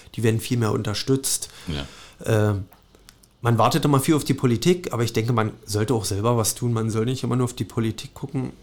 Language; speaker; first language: German; native; German